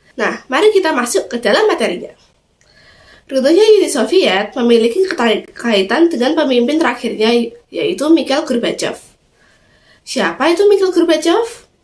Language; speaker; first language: Indonesian; native; Indonesian